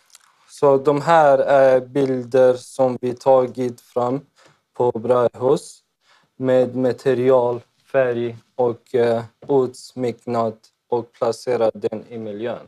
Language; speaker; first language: Swedish; non-native, learner; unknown